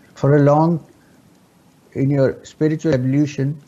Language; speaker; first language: English; non-native, local second language; Urdu